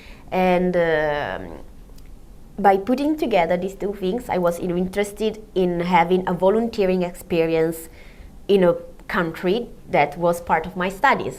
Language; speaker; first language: English; non-native, fluent; Italian